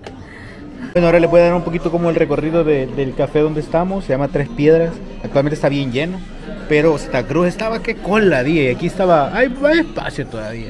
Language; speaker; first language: Spanish; native; Spanish